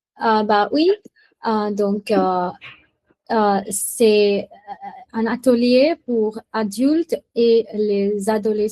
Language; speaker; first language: French; non-native, fluent; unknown